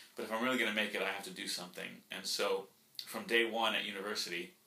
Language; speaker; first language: English; early bilingual, other home language; Spanish